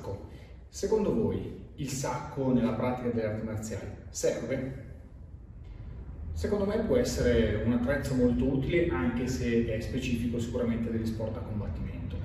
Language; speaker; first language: Italian; native; Italian